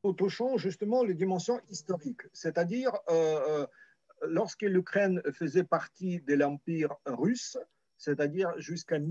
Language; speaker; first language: French; non-native, fluent; Ukrainian